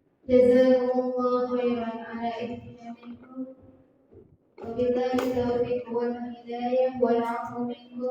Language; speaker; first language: Arabic; non-native, learner; Indonesian